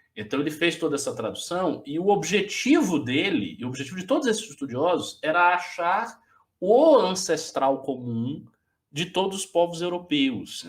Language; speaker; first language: Portuguese; native; Portuguese